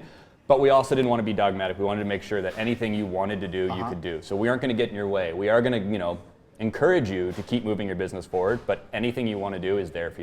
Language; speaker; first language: English; native; English